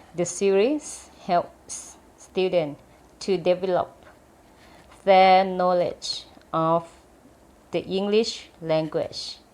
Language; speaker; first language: English; non-native, learner; Thai